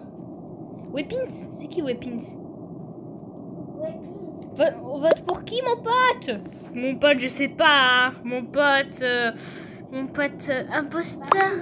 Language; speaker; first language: French; native; French